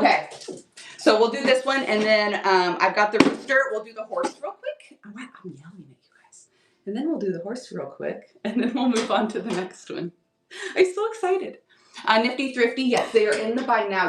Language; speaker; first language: English; native; English